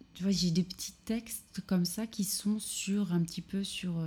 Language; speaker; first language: French; native; French